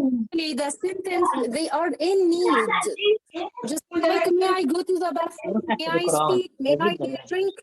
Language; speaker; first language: English; non-native, fluent; Arabic